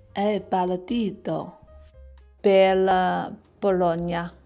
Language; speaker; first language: Italian; non-native, learner; Chinese